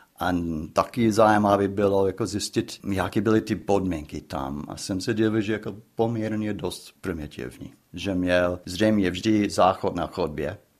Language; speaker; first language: Czech; non-native, fluent; English